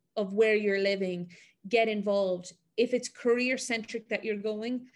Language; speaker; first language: English; native; English